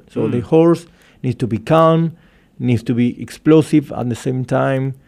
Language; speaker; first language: English; non-native, fluent; Spanish